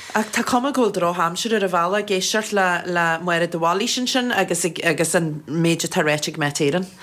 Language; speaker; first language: Irish; native; Irish